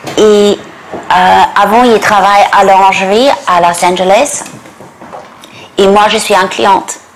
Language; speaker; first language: French; non-native, learner; English